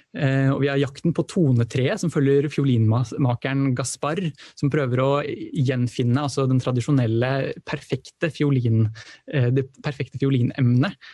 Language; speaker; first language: Norwegian; native; Norwegian